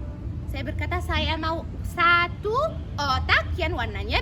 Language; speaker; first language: Indonesian; non-native, learner; Arabic